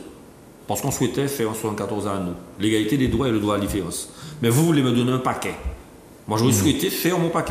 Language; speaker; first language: French; native; French